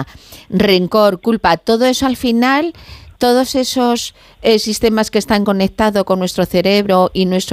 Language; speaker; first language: Spanish; native; Spanish